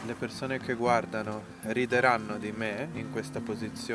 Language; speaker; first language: Italian; native; Italian